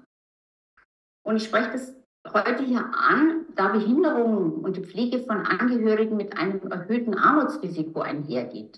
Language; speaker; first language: German; native; German